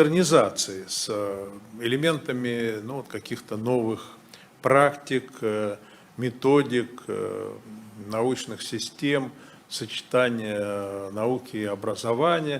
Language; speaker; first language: Russian; native; Russian